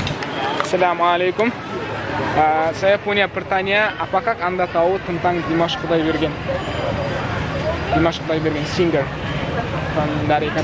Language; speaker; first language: Indonesian; non-native, learner; Kazakh